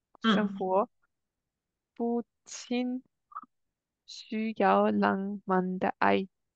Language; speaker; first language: Chinese; non-native, learner; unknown